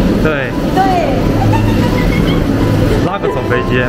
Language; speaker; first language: Chinese; native; Chinese